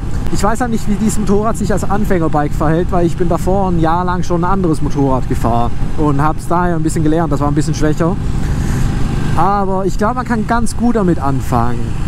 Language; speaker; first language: German; native; German